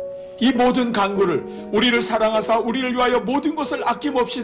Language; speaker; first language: Korean; native; Korean